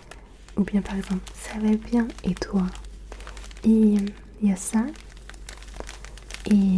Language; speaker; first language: French; early bilingual, other home language; Turkish